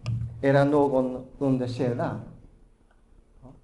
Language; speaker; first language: Swedish; non-native, fluent; Japanese